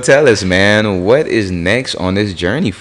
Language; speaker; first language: English; native; English